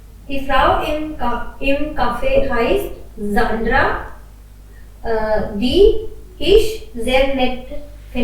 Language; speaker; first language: German; non-native, learner; Hindi